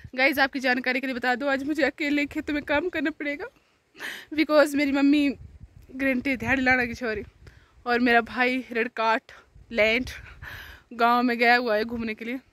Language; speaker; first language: Hindi; non-native, local second language; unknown